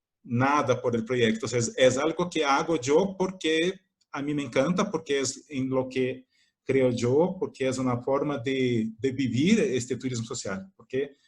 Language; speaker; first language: Spanish; non-native, fluent; Portuguese